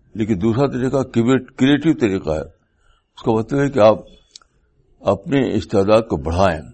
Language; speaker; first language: Urdu; native; Urdu